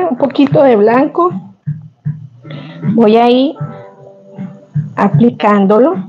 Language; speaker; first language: Spanish; native; Spanish